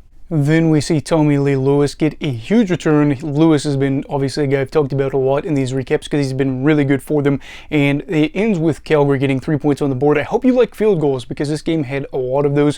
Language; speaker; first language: English; native; English